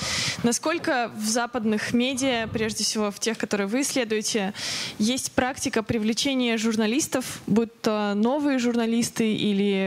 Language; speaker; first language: Russian; native; Russian